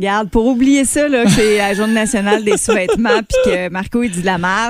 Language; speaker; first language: French; native; French